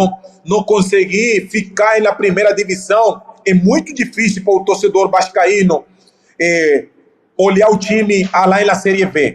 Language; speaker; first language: Portuguese; non-native, fluent; Spanish